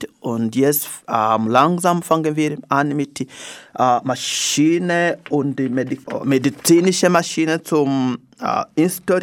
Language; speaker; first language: German; non-native, learner; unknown